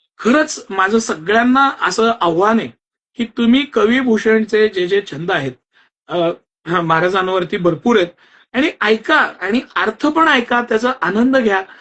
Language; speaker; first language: Marathi; non-native, local second language; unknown